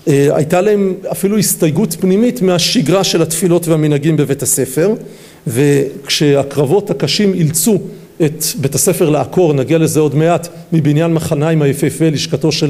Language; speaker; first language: Hebrew; native; Hebrew